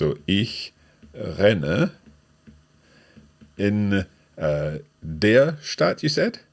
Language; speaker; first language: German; non-native, learner; English